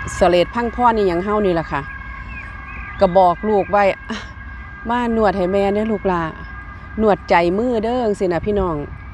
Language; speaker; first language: Thai; native; Thai